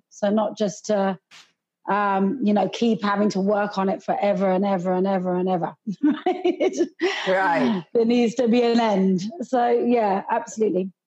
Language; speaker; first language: English; early bilingual, other home language; Hindi